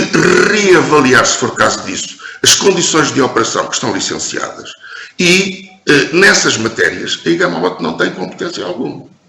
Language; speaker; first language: Portuguese; native; Portuguese